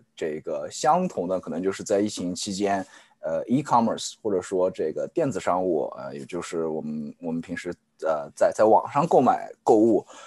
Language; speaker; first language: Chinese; native; Chinese